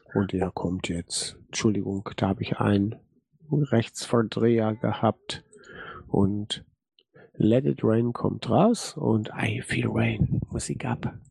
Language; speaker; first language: German; native; German